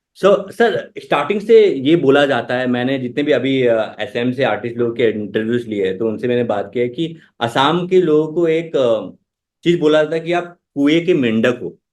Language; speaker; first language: Hindi; non-native, local second language; Assamese